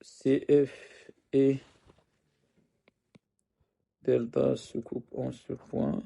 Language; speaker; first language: French; non-native, local second language; Arabic